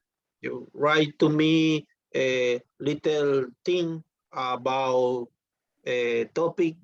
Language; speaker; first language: English; non-native, learner; Spanish